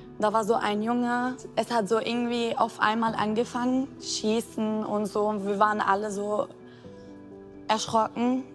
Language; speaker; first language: German; non-native, fluent; Arabic